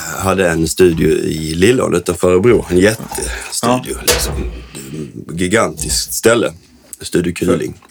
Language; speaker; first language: Swedish; native; Swedish